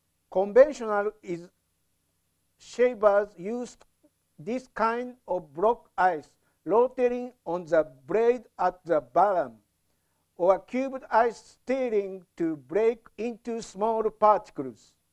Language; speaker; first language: English; non-native, fluent; Japanese